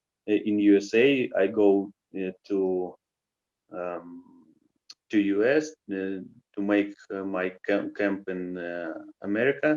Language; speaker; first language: English; non-native, learner; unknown